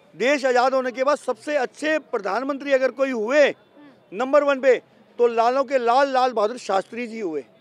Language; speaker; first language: Hindi; native; Hindi